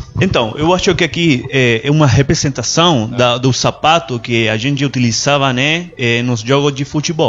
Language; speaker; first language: Portuguese; non-native, learner; Spanish